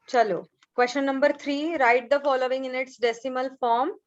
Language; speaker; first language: Hindi; non-native, local second language; Marathi